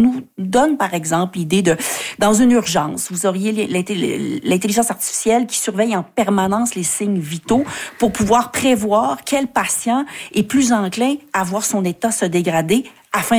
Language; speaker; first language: French; native; French